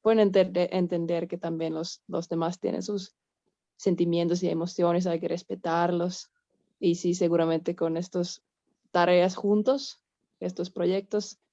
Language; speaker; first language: Spanish; non-native, fluent; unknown